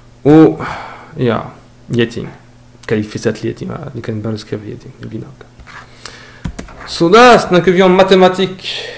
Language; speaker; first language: Norwegian; non-native, fluent; French